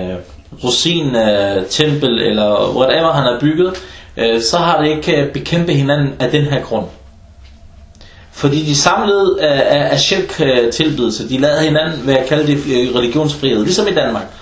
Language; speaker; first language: Danish; early bilingual, other home language; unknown